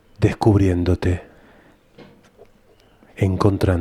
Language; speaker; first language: Spanish; native; Spanish